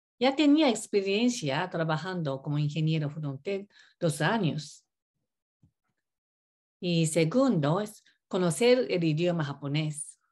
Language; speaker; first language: Spanish; non-native, learner; Japanese